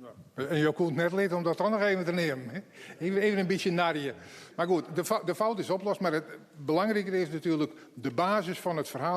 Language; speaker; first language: Dutch; non-native, local second language; Western Frisian